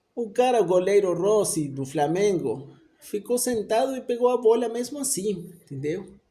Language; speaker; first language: Portuguese; non-native, fluent; Spanish